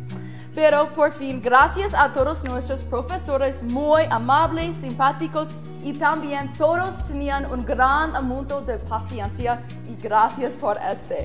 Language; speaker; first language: Spanish; non-native, learner; English